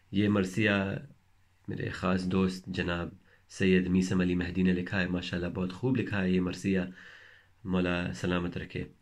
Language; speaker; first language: Hindi; early bilingual, heritage; Hindi